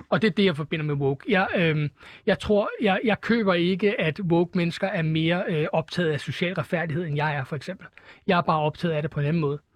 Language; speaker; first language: Danish; native; Danish